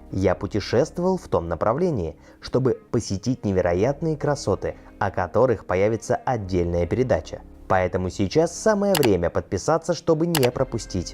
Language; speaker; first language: Russian; native; Russian